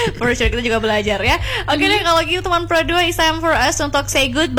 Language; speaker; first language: Indonesian; native; Indonesian